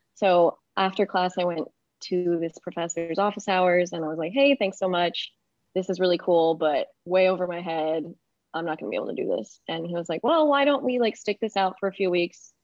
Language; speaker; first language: English; native; English